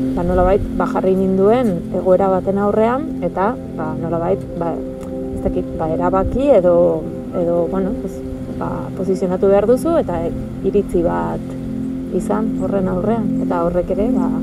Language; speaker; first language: Basque; non-native, fluent; Spanish